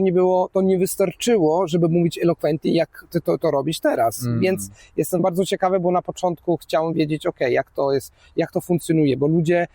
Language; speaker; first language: Polish; non-native, fluent; Italian